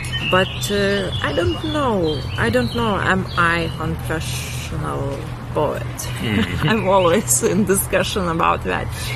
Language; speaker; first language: English; non-native, fluent; Lithuanian